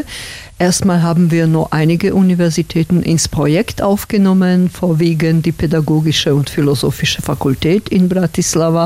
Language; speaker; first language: German; non-native, fluent; Slovak